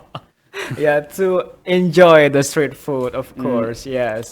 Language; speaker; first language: English; non-native, fluent; Indonesian